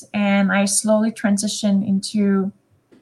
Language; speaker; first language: English; non-native, fluent; French